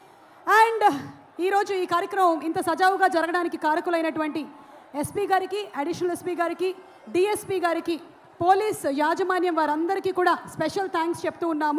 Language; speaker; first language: Telugu; native; Telugu